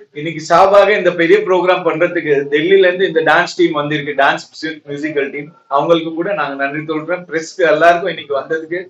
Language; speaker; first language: Tamil; non-native, local second language; Marwari